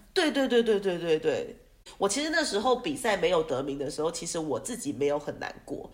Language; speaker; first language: Chinese; native; Chinese